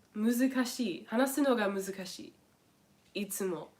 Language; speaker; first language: Japanese; non-native, learner; English